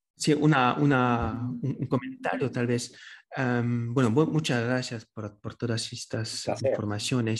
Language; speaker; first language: Spanish; non-native, fluent; French